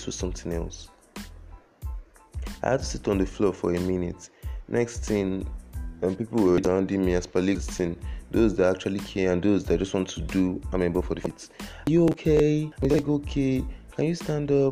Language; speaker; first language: English; non-native, local second language; Yoruba